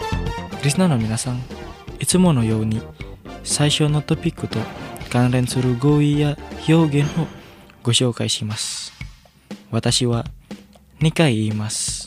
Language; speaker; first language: Japanese; non-native, fluent; Indonesian